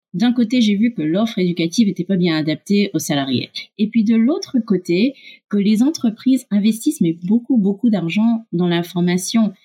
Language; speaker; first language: French; early bilingual, heritage; English